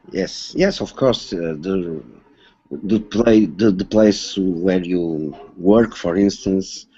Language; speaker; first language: English; non-native, learner; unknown